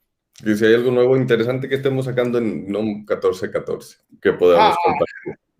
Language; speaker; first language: Spanish; native; Spanish